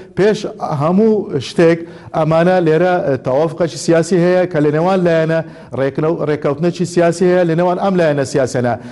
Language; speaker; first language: Central Kurdish; non-native, local second language; Azerbaijani